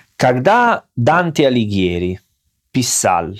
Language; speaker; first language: Russian; non-native, learner; Italian